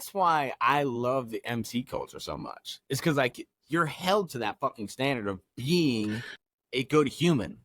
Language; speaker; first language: English; native; English